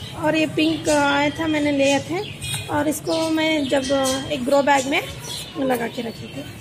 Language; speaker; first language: Hindi; non-native, local second language; Kannada